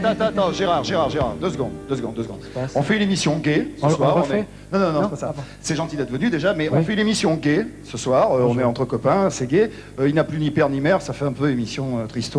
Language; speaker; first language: French; native; French